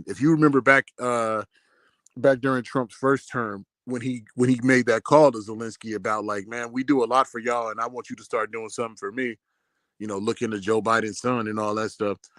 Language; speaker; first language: English; native; English